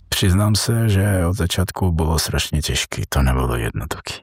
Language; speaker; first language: Czech; non-native, learner; Georgian